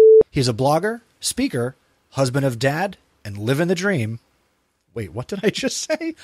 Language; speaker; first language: English; native; English